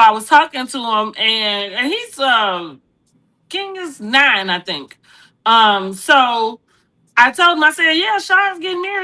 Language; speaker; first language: English; native; English